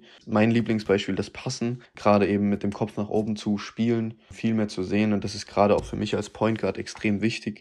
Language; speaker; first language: German; native; German